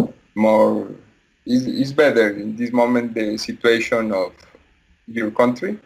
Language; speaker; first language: English; non-native, learner; Spanish